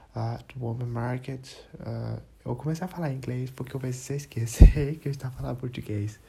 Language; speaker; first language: Portuguese; non-native, learner; English